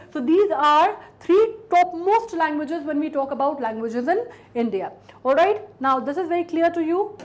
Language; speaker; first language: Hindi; native; Hindi